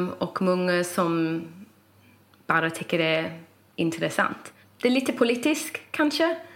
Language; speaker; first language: Swedish; non-native, fluent; English